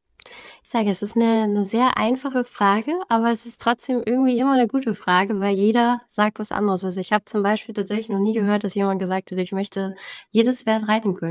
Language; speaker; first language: German; native; German